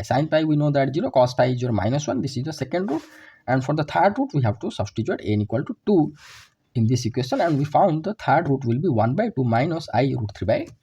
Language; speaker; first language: English; non-native, local second language; Odia